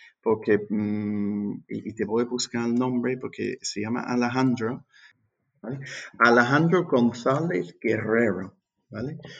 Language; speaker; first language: Spanish; non-native, fluent; English